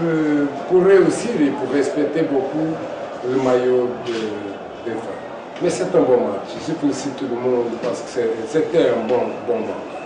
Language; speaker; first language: French; non-native, fluent; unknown